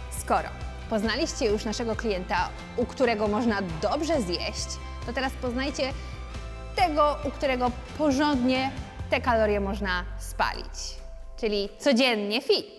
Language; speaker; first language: Polish; native; Polish